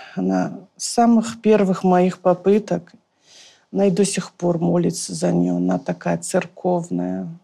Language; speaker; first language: Russian; native; Russian